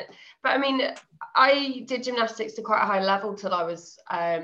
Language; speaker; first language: English; native; English